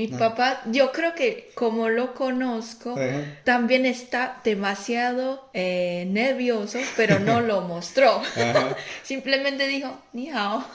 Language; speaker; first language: Spanish; non-native, fluent; Chinese